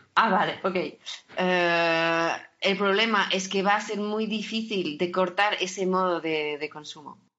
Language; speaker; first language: Spanish; early bilingual, heritage; French